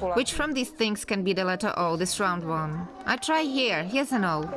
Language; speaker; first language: English; non-native, fluent; Czech